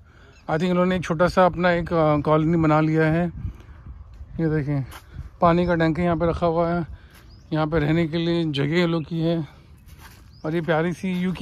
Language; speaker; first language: Hindi; native; Hindi